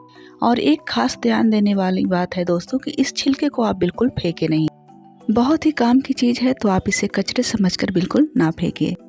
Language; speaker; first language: Hindi; native; Hindi